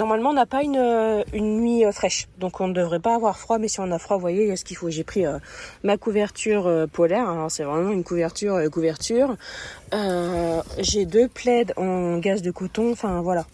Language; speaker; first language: French; native; French